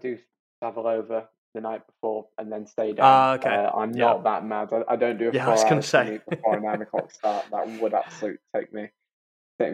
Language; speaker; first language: English; native; English